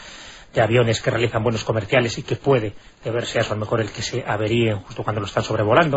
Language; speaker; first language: Spanish; native; Spanish